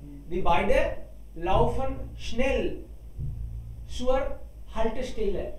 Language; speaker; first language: German; non-native, fluent; Hindi